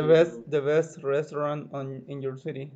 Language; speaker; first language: English; non-native, learner; Spanish